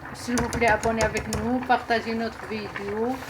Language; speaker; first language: French; non-native, local second language; Arabic